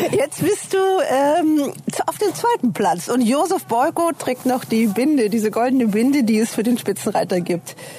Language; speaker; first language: German; native; German